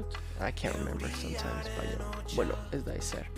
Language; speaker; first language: Basque; non-native, learner; English